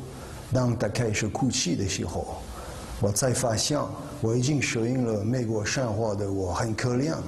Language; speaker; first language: Chinese; non-native, learner; French